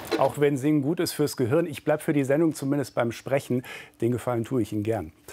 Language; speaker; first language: German; native; German